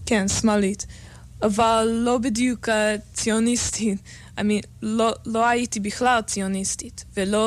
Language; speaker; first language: Hebrew; non-native, learner; English